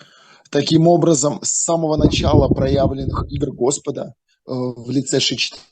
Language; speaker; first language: Russian; native; Russian